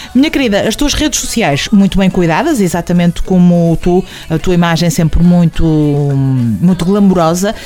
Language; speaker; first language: Portuguese; native; Portuguese